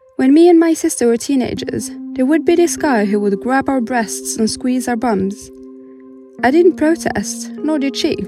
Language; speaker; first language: English; non-native, fluent; Arabic